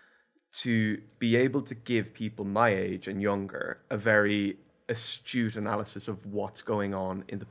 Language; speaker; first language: English; native; English